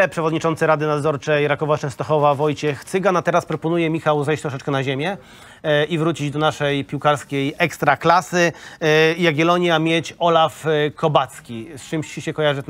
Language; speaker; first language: Polish; native; Polish